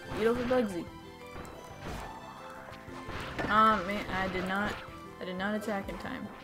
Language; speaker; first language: English; native; English